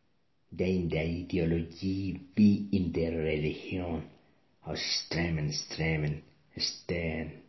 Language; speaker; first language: German; non-native, learner; Spanish